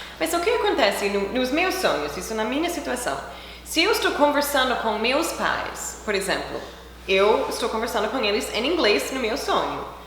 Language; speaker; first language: Portuguese; non-native, fluent; English